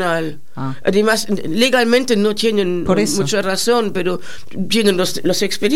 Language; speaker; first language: Spanish; non-native, fluent; German